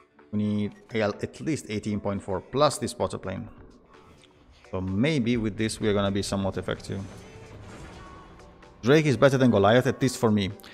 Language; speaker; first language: English; non-native, fluent; Italian